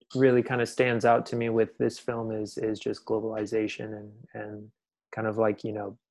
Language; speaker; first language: English; native; English